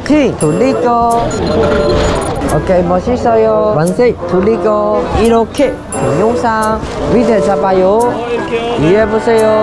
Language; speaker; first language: Korean; non-native, learner; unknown